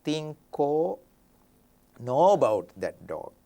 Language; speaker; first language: English; non-native, local second language; Sinhala